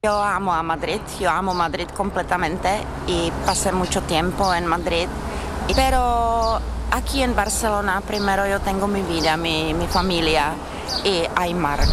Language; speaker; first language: Spanish; non-native, learner; Czech